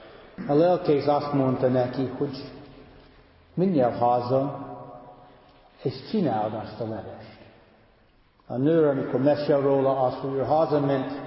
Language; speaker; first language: Hungarian; non-native, fluent; English